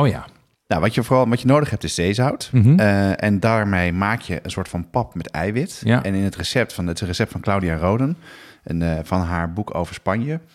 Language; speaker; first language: Dutch; native; Dutch